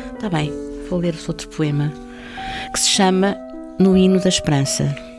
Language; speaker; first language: Portuguese; native; Portuguese